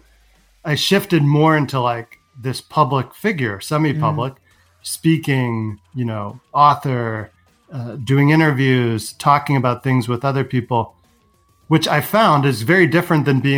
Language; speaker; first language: English; native; English